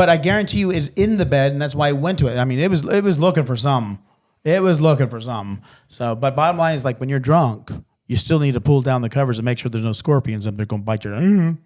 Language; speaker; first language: English; native; English